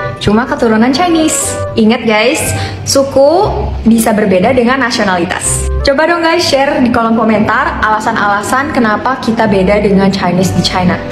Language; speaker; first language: Indonesian; native; Indonesian